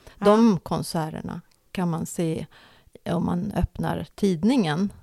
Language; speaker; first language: Swedish; native; Swedish